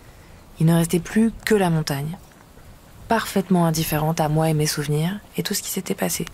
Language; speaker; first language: French; native; French